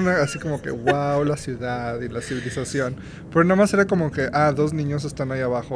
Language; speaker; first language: Spanish; native; Spanish